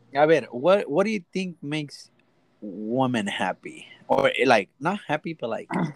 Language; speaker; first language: English; early bilingual, other home language; Spanish